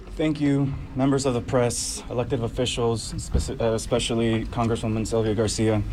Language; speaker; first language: English; early bilingual, other home language; Spanish